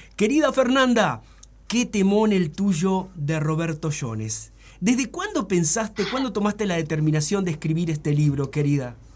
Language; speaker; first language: Spanish; native; Spanish